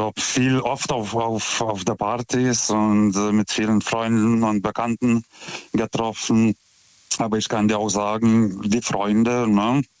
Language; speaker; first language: German; non-native, fluent; Lithuanian